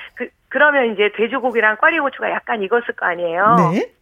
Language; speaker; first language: Korean; native; Korean